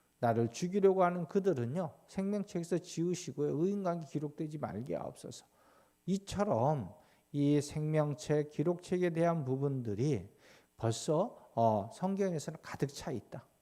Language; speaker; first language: Korean; native; Korean